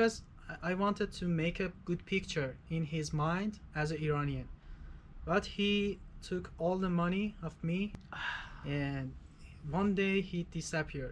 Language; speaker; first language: English; non-native, fluent; Persian